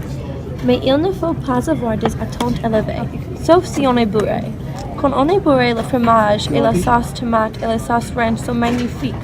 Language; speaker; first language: French; non-native, learner; English